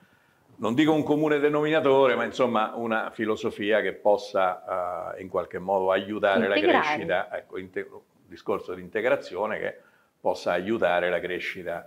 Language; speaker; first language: Italian; native; Italian